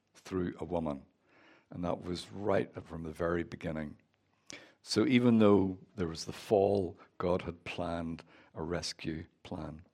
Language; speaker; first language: English; native; English